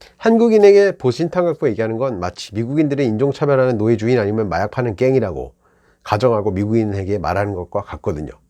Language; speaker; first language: Korean; native; Korean